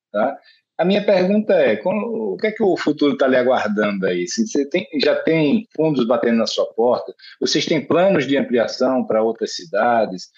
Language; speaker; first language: Portuguese; native; Portuguese